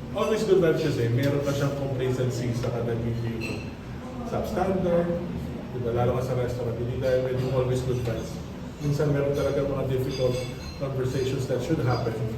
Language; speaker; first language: Filipino; native; Filipino